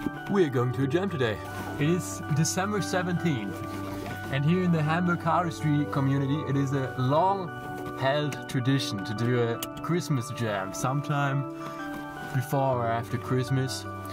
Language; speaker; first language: English; non-native, fluent; German